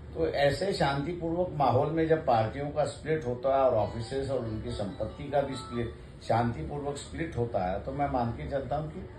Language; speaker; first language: Hindi; non-native, local second language; Marathi